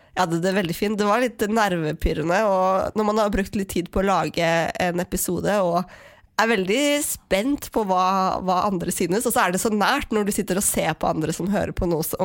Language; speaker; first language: Norwegian; native; Norwegian